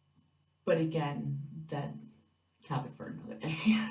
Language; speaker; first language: English; native; English